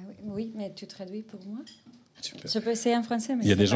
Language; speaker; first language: French; non-native, fluent; Spanish